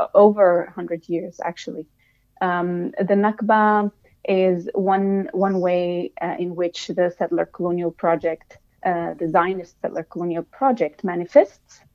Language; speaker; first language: English; non-native, fluent; Arabic